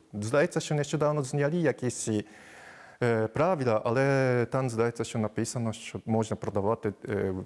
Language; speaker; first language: Ukrainian; non-native, fluent; Japanese